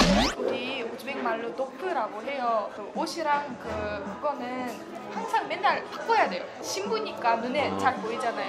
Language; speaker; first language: Korean; non-native, fluent; Uzbek